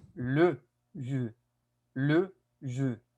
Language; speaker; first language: French; non-native, fluent; Spanish